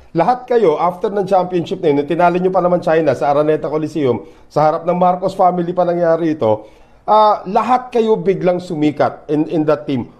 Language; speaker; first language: Filipino; native; Filipino